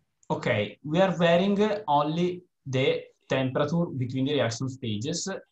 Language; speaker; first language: English; non-native, fluent; Italian